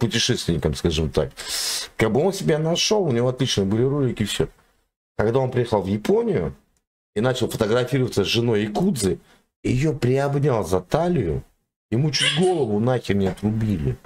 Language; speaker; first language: Russian; native; Russian